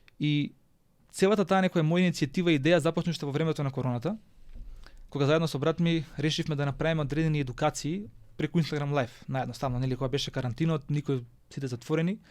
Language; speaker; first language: Macedonian; native; Macedonian